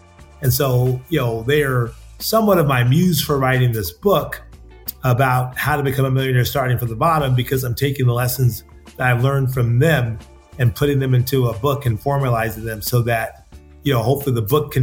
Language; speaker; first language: English; native; English